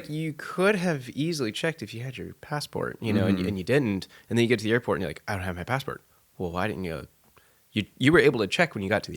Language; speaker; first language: English; native; English